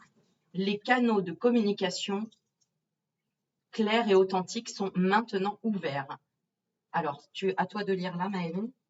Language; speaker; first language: French; native; French